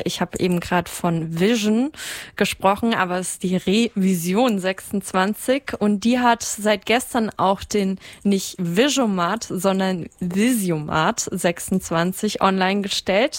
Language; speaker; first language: German; native; German